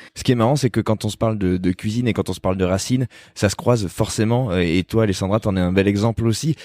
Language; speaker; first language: French; native; French